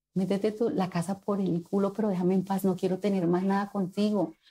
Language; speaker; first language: Spanish; native; Spanish